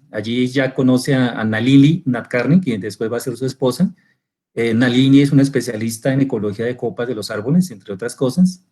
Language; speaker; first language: Spanish; native; Spanish